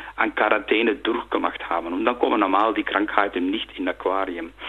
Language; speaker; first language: German; non-native, fluent; Dutch